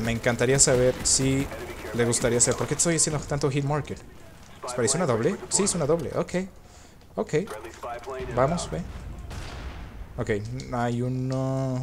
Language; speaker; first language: Spanish; native; Spanish